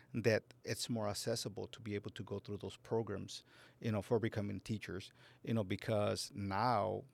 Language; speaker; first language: English; native; English